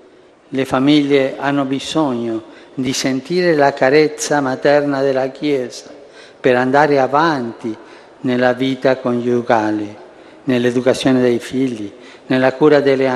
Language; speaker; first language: Italian; non-native, fluent; Spanish